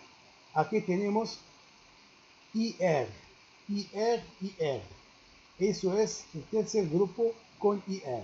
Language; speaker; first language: Spanish; non-native, learner; Arabic